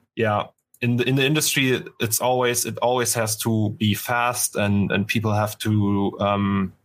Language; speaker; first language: English; non-native, fluent; German